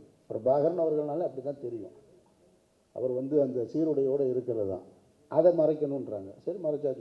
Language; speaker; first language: Tamil; native; Tamil